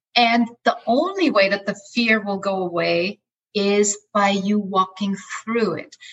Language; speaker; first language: English; non-native, fluent; German